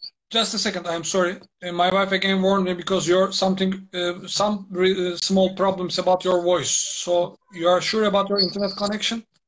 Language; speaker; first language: English; non-native, learner; Turkish